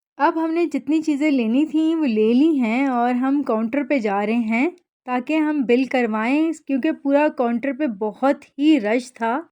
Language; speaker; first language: Urdu; native; Urdu